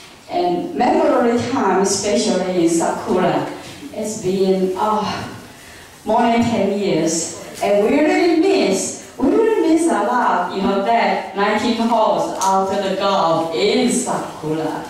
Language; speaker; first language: English; non-native, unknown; Min Nan Chinese